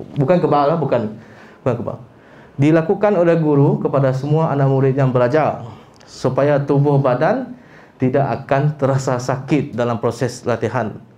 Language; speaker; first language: Malay; non-native, local second language; Iban